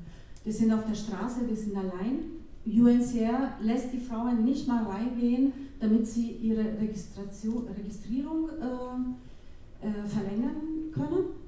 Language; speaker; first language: German; non-native, fluent; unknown